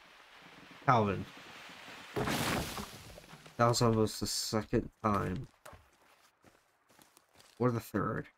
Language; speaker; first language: English; native; English